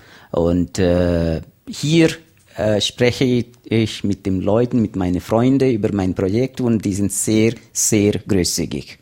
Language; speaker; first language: German; non-native, learner; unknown